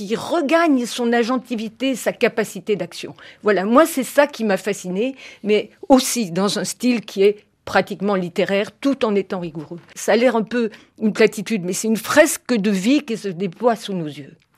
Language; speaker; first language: French; native; French